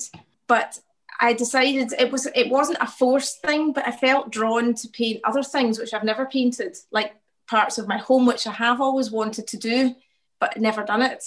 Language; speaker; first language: English; native; English